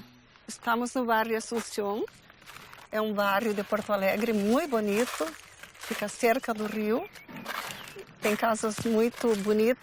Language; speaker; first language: Portuguese; early bilingual, other home language; Galician